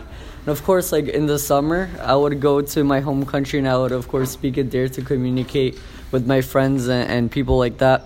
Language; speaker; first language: English; early bilingual, other home language; Polish